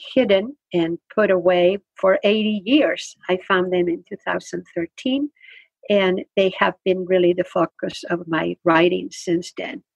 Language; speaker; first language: English; non-native, fluent; Spanish